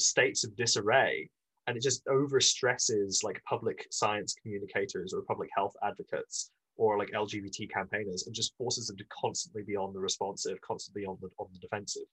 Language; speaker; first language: English; native; English